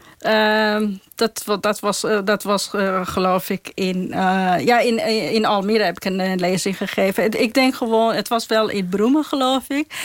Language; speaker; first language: Dutch; non-native, fluent; Persian